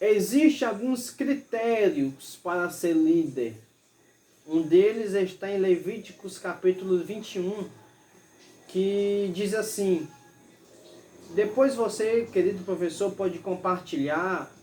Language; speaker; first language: Portuguese; native; Portuguese